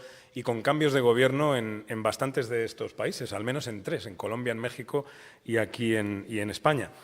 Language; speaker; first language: Spanish; native; Spanish